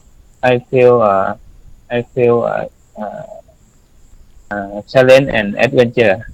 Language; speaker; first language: English; non-native, learner; Thai